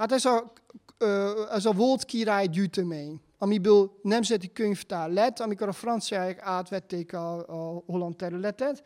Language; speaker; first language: Hungarian; non-native, fluent; Dutch